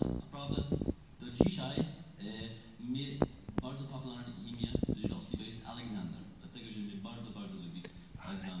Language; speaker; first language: Polish; non-native, learner; English